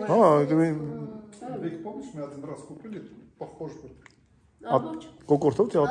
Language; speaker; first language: Russian; non-native, learner; Armenian